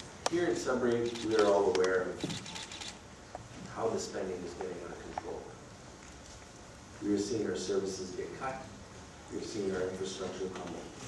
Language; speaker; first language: English; early bilingual, other home language; French